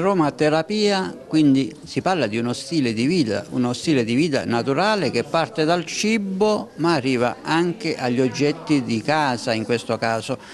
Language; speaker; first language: Italian; native; Italian